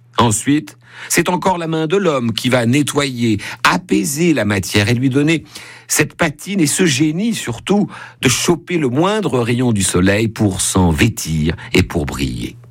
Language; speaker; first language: French; native; French